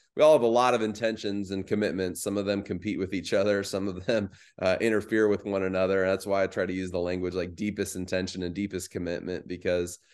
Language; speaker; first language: English; native; English